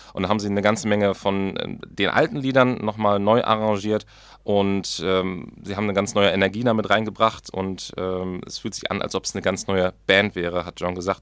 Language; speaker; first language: German; native; German